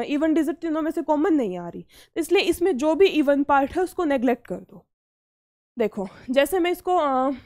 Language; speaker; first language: Hindi; native; Hindi